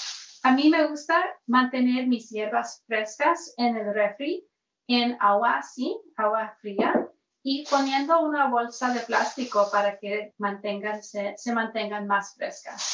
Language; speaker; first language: Spanish; early bilingual, heritage; Spanish